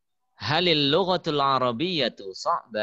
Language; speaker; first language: Arabic; non-native, fluent; Indonesian